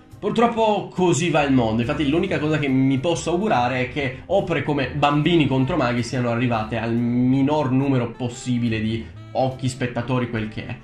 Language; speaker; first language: Italian; early bilingual, other home language; Romanian